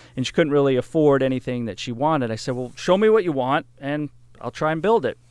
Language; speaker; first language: English; native; English